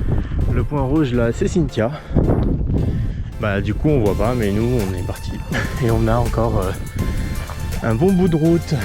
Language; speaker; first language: French; native; French